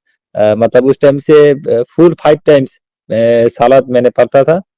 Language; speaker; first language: Hindi; non-native, learner; Bangla